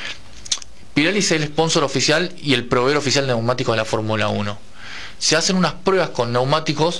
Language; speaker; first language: Spanish; native; Spanish